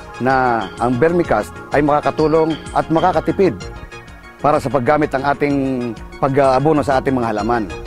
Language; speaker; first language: Filipino; native; Filipino